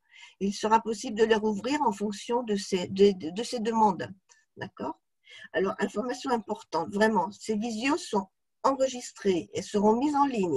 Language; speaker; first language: French; native; French